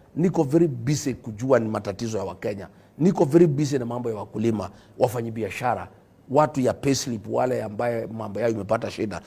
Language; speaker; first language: Swahili; non-native, local second language; Kikuyu